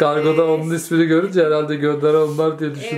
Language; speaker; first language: Turkish; native; Turkish